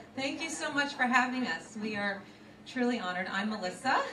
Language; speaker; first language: English; native; English